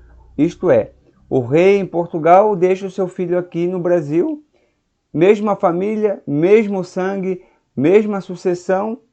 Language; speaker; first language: Portuguese; native; Portuguese